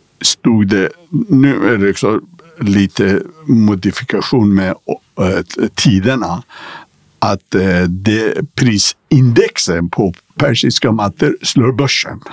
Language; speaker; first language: Swedish; non-native, fluent; Persian